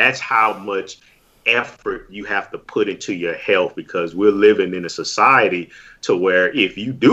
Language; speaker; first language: English; native; English